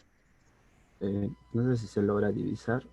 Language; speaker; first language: Spanish; native; Spanish